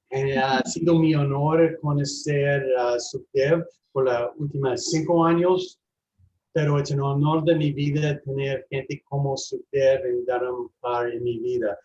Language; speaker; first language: Spanish; non-native, learner; English